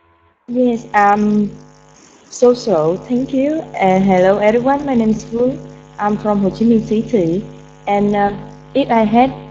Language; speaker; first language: English; non-native, learner; Vietnamese